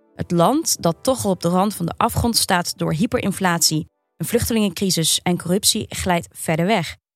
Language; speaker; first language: Dutch; early bilingual, other home language; Turkish